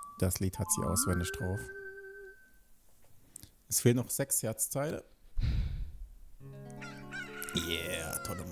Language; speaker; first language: German; native; German